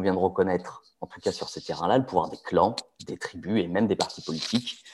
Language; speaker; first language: French; early bilingual, other home language; Arabic